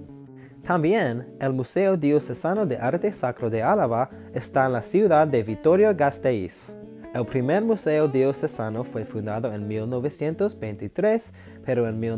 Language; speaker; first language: Spanish; non-native, learner; English